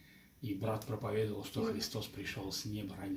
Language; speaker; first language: Russian; native; Russian